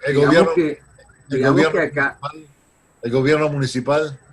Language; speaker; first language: Spanish; non-native, fluent; English